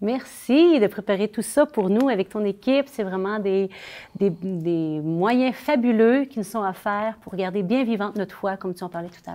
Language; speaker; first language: French; native; French